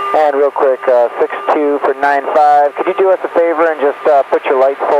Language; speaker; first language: English; native; English